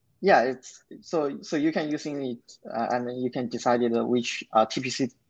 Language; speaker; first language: English; non-native, learner; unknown